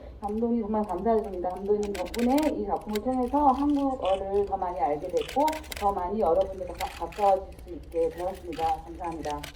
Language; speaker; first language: Korean; native; Korean